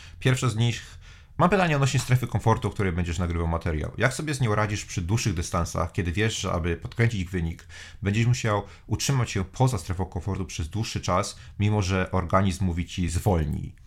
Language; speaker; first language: Polish; native; Polish